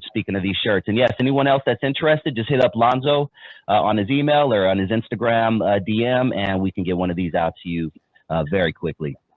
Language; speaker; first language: English; native; English